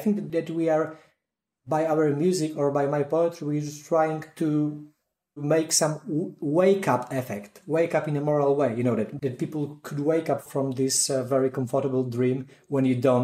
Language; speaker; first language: English; non-native, fluent; Polish